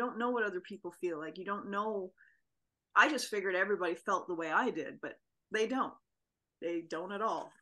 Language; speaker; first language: English; native; English